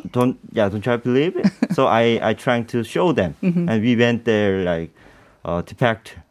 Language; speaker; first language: English; non-native, learner; Korean